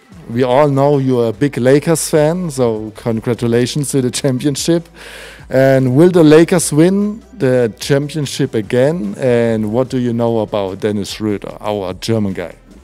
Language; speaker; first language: English; non-native, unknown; German